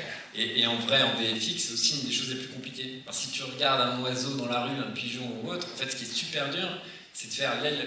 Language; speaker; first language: French; native; French